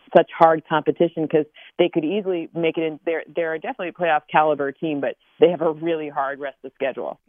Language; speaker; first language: English; native; English